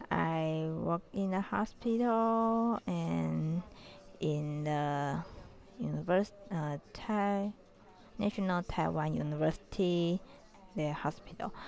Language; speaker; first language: English; non-native, learner; Chinese